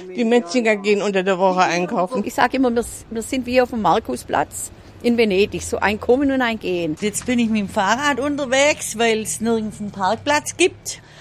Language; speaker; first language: German; native; German